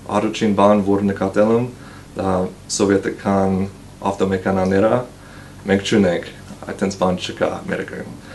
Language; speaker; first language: Armenian; non-native, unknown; English